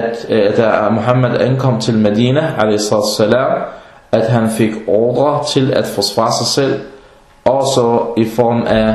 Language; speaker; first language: Danish; early bilingual, other home language; Arabic